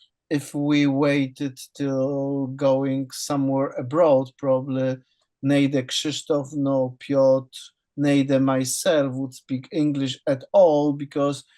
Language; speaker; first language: English; non-native, fluent; Polish